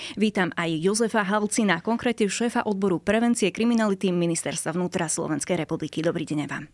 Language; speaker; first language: Slovak; native; Slovak